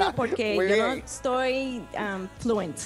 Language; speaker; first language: Spanish; non-native, learner; English